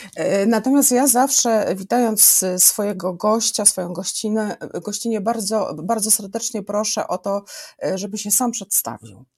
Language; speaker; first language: Polish; native; Polish